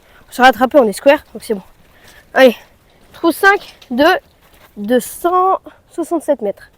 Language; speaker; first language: French; native; French